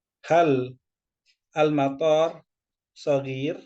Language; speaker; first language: Arabic; non-native, fluent; Indonesian